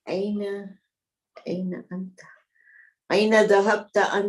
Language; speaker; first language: Arabic; non-native, learner; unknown